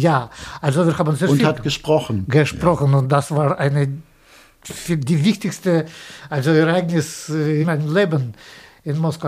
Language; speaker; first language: German; non-native, fluent; Russian